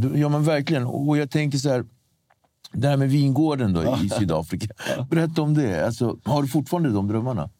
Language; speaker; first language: Swedish; native; Swedish